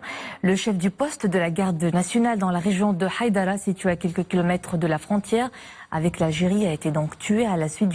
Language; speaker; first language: French; non-native, local second language; Arabic